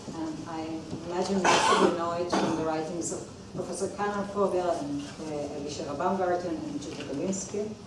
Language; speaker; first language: English; non-native, fluent; Hebrew